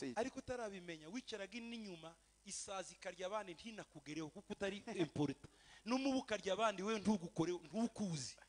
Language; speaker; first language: English; non-native, fluent; Kinyarwanda